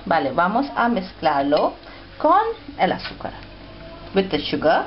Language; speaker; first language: Spanish; non-native, fluent; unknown